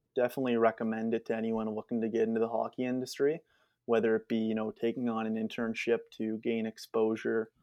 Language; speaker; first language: English; native; English